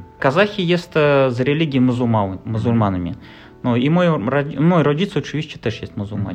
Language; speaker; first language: Polish; non-native, learner; Russian